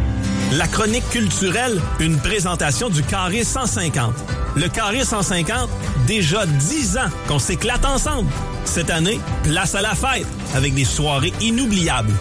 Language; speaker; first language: French; native; French